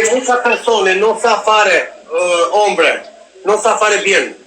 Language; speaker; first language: Italian; non-native, learner; Albanian